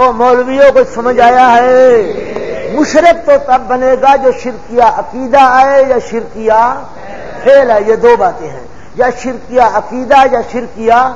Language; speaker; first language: Urdu; non-native, local second language; Punjabi